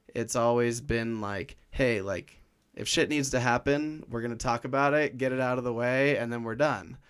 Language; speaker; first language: English; native; English